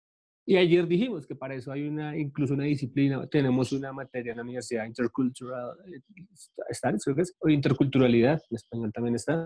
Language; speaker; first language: Spanish; native; Spanish